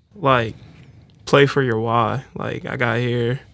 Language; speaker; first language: English; native; English